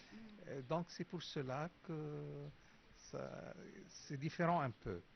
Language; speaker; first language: French; non-native, fluent; Arabic